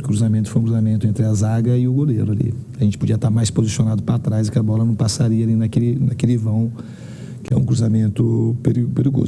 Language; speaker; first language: Portuguese; native; Portuguese